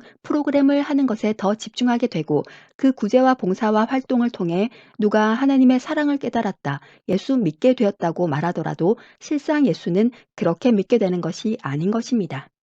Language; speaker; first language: Korean; native; Korean